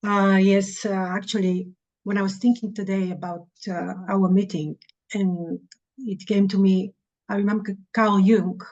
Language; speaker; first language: English; non-native, fluent; Bulgarian